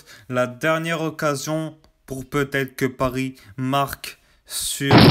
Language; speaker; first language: French; native; French